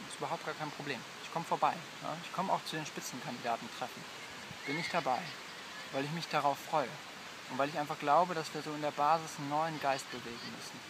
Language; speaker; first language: German; native; German